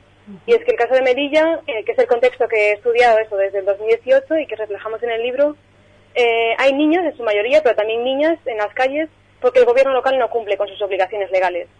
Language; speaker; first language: Spanish; native; Spanish